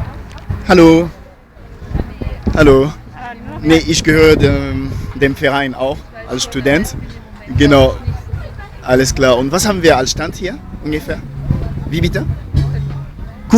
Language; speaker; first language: German; non-native, fluent; French